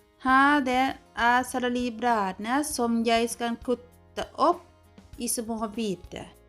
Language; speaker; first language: Norwegian; non-native, learner; Thai